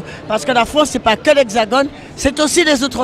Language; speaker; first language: French; native; French